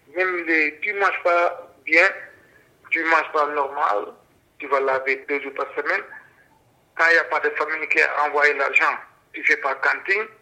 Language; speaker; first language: French; non-native, local second language; Wolof